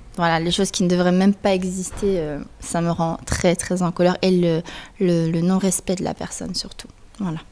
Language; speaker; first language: French; early bilingual, other home language; Spanish